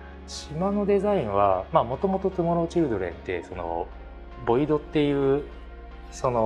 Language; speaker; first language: Japanese; native; Japanese